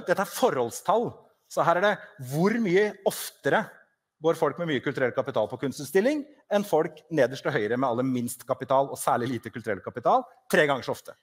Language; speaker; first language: Norwegian; native; Norwegian